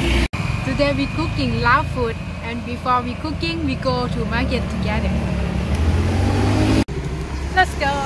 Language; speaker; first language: English; non-native, learner; Lao